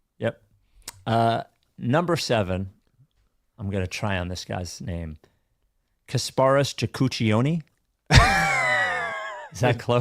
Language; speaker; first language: English; native; English